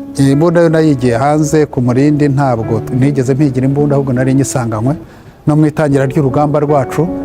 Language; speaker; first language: Kinyarwanda; early bilingual, heritage; Kinyarwanda